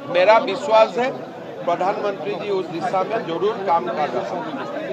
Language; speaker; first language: Hindi; non-native, local second language; Assamese